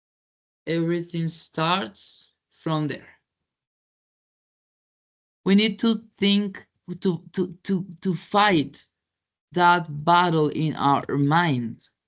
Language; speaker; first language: English; non-native, fluent; Spanish